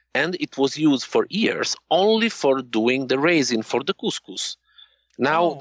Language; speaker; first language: English; non-native, fluent; Italian